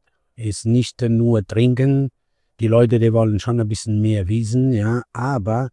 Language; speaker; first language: German; non-native, fluent; Italian